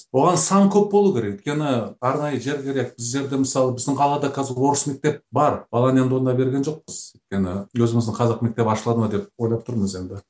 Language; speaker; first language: Kazakh; native; Kazakh